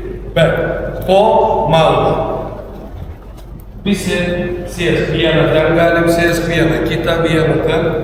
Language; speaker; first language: Lithuanian; non-native, learner; Turkish